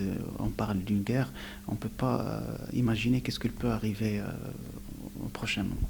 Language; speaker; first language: French; non-native, local second language; Arabic